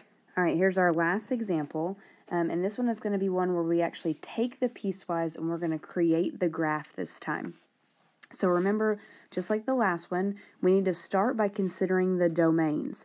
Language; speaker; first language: English; native; English